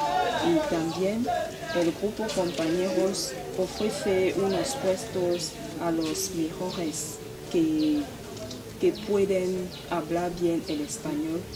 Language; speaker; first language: Spanish; non-native, learner; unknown